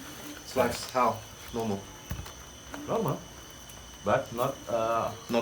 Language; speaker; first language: English; non-native, learner; Indonesian